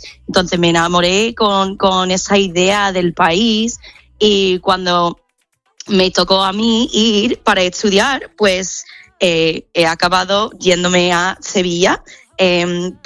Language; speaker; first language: Spanish; non-native, fluent; English